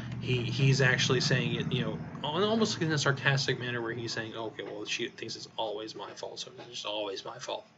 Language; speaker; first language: English; native; English